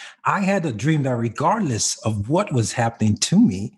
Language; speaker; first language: English; non-native, local second language; Yoruba